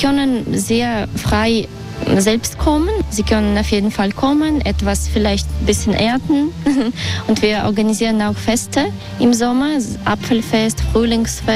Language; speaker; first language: German; non-native, fluent; Belarusian